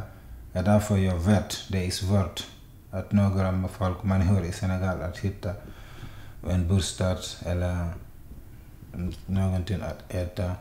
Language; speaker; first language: Swedish; non-native, learner; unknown